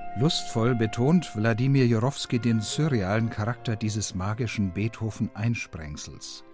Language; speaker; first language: German; native; German